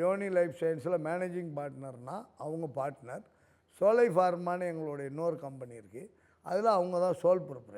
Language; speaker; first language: Tamil; native; Tamil